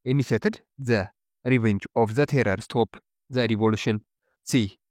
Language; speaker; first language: English; non-native, local second language; Amharic